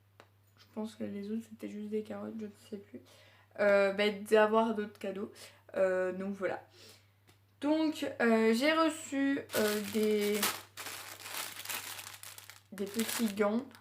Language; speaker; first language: French; native; French